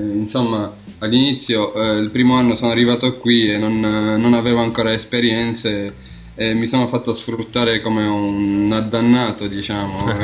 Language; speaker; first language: Italian; early bilingual, other home language; Arabic